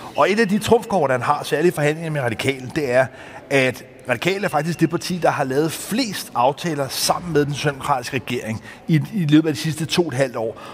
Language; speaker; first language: Danish; native; Danish